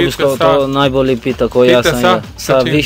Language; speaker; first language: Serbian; non-native, learner; Portuguese